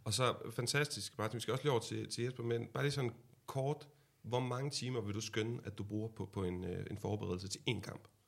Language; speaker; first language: Danish; native; Danish